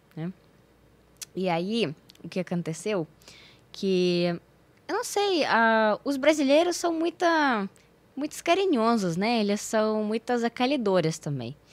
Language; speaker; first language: Portuguese; non-native, fluent; Russian